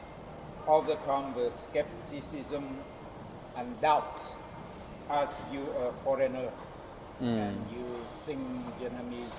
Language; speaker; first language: English; non-native, fluent; Vietnamese